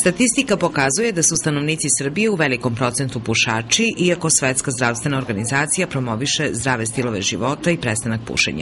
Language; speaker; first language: Serbian; native; Serbian